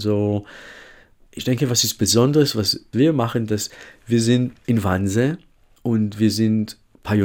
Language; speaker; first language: German; non-native, fluent; Hebrew